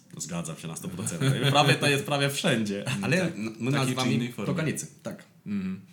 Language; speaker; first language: Polish; non-native, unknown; Romanian